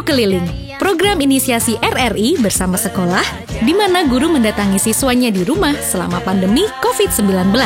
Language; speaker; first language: Indonesian; native; Indonesian